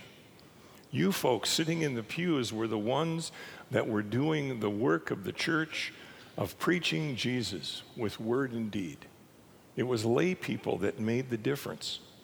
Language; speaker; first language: English; native; English